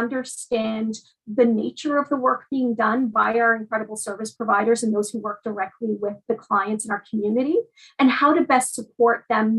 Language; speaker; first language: English; native; English